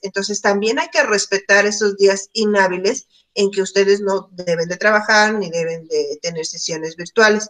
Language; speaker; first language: Spanish; native; Spanish